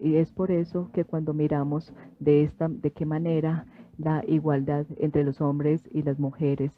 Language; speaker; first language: Spanish; non-native, fluent; French